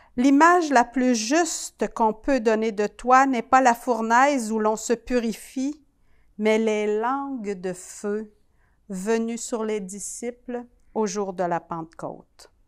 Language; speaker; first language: French; native; French